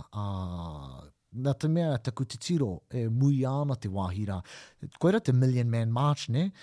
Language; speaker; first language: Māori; non-native, local second language; English